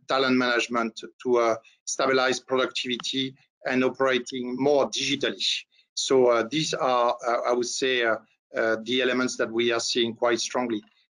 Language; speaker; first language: English; non-native, fluent; French